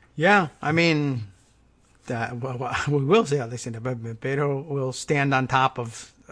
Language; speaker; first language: English; native; English